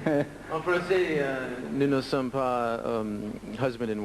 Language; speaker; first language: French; non-native, learner; Spanish